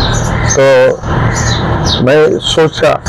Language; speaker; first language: Hindi; non-native, learner; Bangla